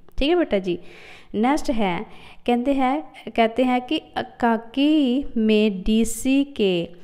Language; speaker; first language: Hindi; non-native, local second language; Punjabi